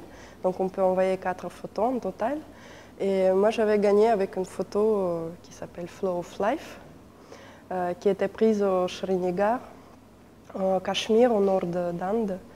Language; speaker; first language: French; non-native, fluent; Russian